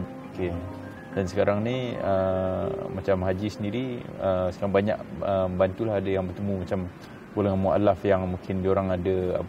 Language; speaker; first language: Malay; native; Malay